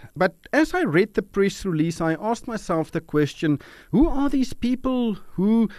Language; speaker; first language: English; non-native, local second language; Afrikaans